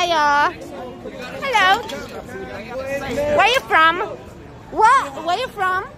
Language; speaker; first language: English; non-native, learner; Portuguese